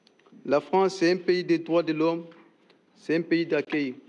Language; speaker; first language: French; non-native, learner; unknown